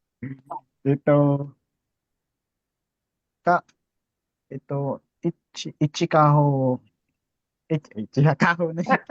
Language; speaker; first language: Japanese; non-native, learner; Filipino